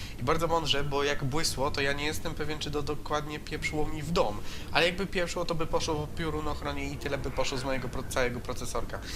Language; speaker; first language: Polish; native; Polish